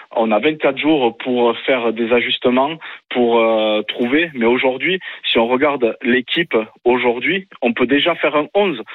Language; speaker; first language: French; native; French